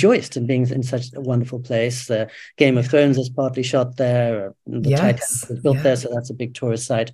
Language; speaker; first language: English; native; English